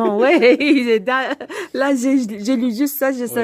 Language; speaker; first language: French; non-native, local second language; Arabic